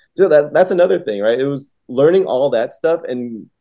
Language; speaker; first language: English; early bilingual, other home language; Vietnamese